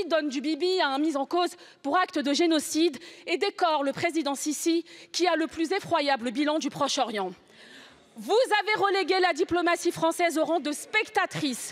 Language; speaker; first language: French; native; French